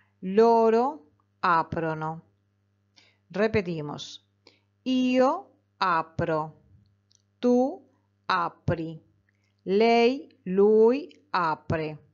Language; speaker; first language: Italian; non-native, fluent; Spanish